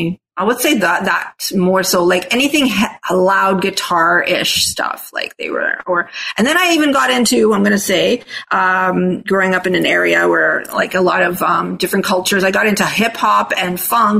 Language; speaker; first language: English; non-native, fluent; Italian